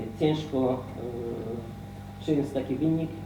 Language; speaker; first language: Polish; non-native, learner; Ukrainian